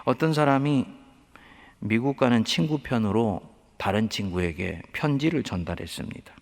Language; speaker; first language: Korean; native; Korean